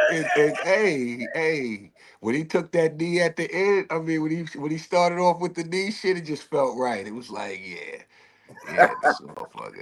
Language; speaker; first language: English; native; English